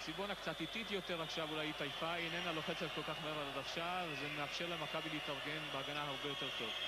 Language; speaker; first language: Hebrew; native; Hebrew